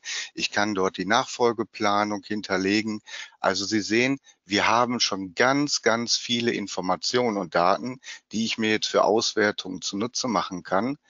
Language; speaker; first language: German; native; German